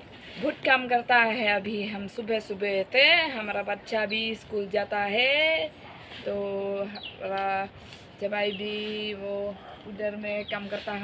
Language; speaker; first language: Hindi; non-native, local second language; Khasi